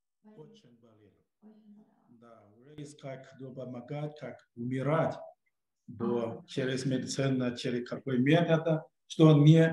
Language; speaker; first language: Russian; non-native, learner; Chinese